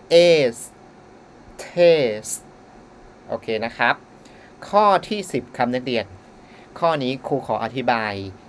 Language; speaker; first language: Thai; native; Thai